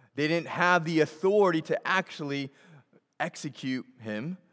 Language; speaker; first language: English; native; English